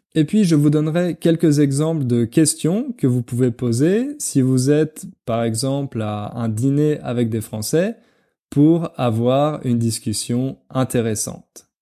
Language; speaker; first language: French; native; French